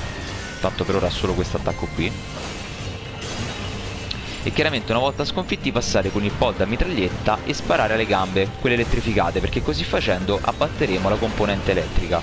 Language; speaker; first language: Italian; native; Italian